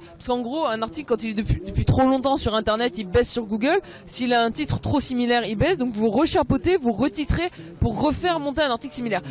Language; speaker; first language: French; native; French